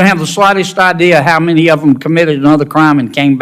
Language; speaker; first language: English; native; English